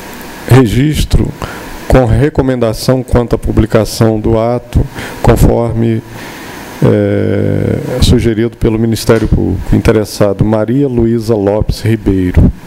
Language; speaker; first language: Portuguese; native; Portuguese